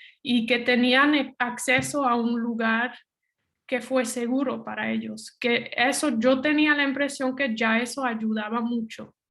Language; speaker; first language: Spanish; non-native, fluent; Dutch